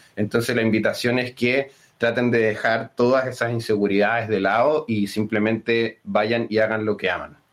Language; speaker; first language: Spanish; native; Spanish